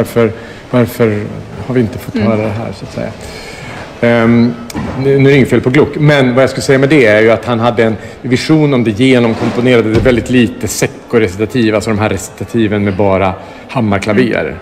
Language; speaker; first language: Swedish; native; Swedish